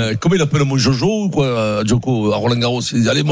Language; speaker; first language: French; native; French